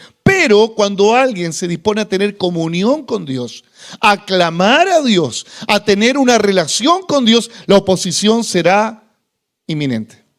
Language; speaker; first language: Spanish; native; Spanish